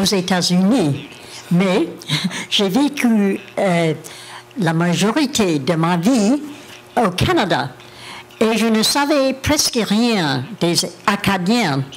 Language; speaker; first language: French; non-native, learner; English